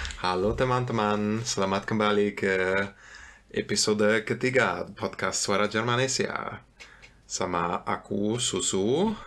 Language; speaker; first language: Indonesian; non-native, fluent; German